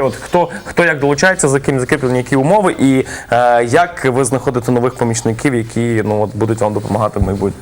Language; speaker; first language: Ukrainian; native; Ukrainian